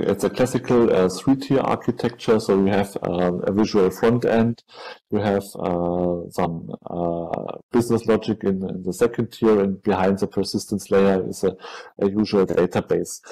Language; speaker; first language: English; non-native, fluent; German